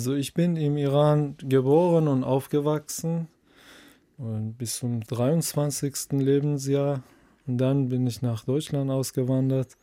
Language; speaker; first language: German; non-native, fluent; Persian